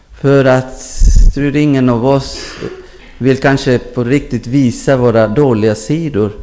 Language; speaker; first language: Swedish; non-native, fluent; Spanish